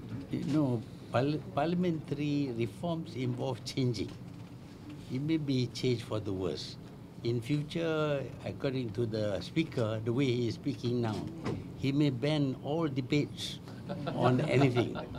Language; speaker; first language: English; non-native, local second language; Malay